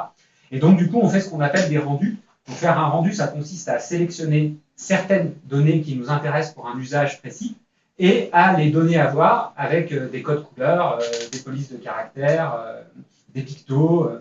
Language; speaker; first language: French; native; French